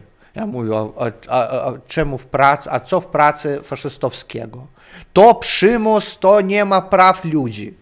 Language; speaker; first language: Polish; non-native, learner; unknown